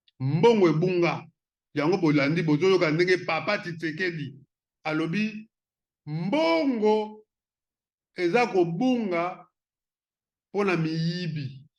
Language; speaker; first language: Lingala; non-native, local second language; Kongo